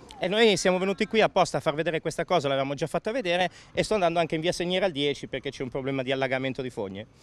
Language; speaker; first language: Italian; native; Italian